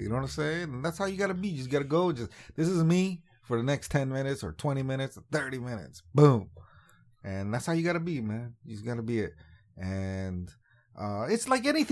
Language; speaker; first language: English; native; English